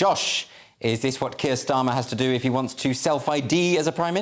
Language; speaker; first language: English; native; English